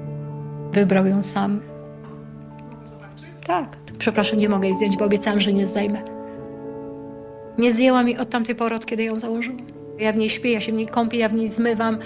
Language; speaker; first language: Polish; native; Polish